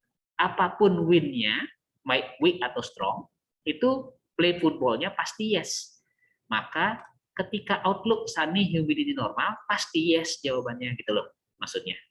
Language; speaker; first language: Indonesian; native; Indonesian